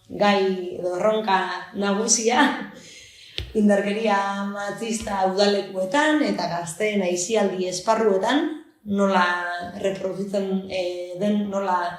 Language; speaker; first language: Basque; native; Basque